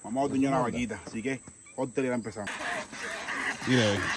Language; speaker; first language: Spanish; native; Spanish